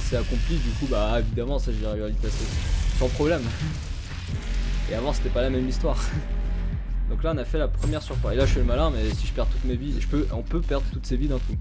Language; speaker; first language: French; native; French